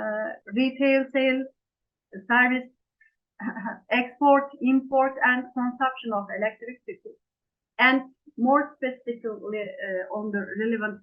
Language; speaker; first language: English; non-native, fluent; Turkish